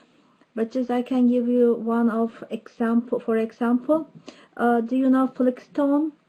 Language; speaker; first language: English; non-native, learner; Turkish